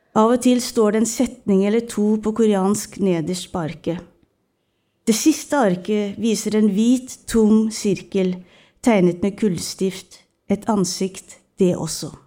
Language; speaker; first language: Norwegian; early bilingual, other home language; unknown